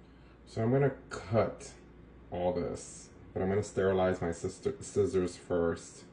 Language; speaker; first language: English; native; English